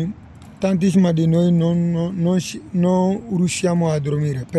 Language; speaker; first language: Italian; non-native, learner; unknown